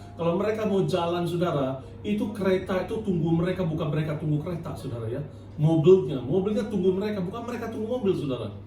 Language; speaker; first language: Indonesian; non-native, fluent; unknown